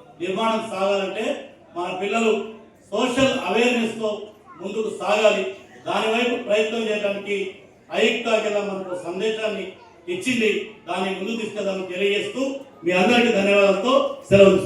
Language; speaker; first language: Telugu; native; Telugu